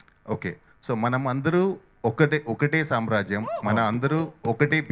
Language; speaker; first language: Telugu; non-native, learner; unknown